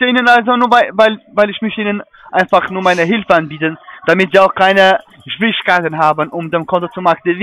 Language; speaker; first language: German; non-native, fluent; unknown